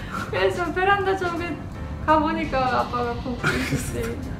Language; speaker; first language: Korean; non-native, fluent; Romanian